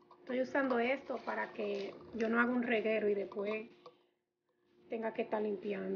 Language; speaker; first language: Spanish; early bilingual, heritage; Spanish